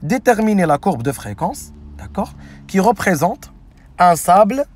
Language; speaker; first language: French; non-native, local second language; Arabic